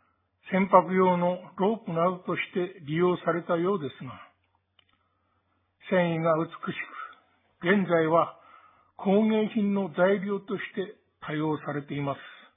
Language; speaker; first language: Japanese; native; Japanese